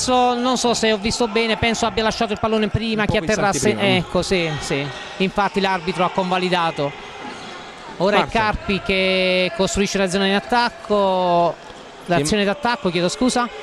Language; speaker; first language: Italian; native; Italian